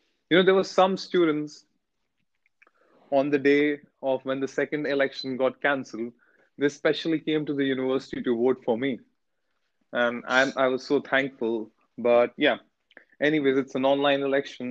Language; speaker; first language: English; non-native, local second language; Hindi